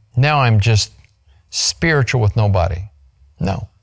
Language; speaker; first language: English; native; English